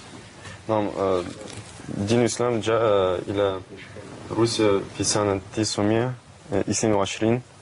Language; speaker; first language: Arabic; non-native, learner; Russian